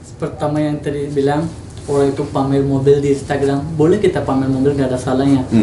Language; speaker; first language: Indonesian; non-native, fluent; Punjabi